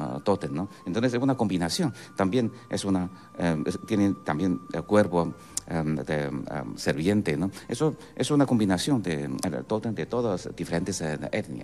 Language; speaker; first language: Spanish; non-native, fluent; Chinese